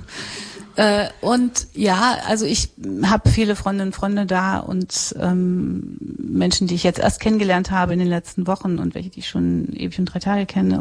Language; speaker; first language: German; native; German